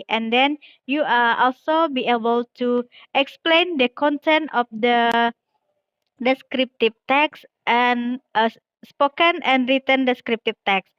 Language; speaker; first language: English; non-native, fluent; Indonesian